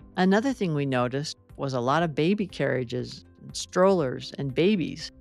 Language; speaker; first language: English; native; English